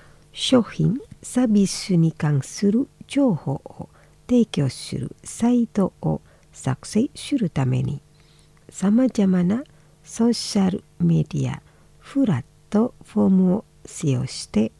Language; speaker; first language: Japanese; non-native, fluent; Indonesian